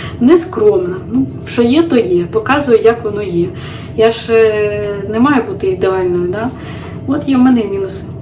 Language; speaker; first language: Ukrainian; non-native, local second language; Russian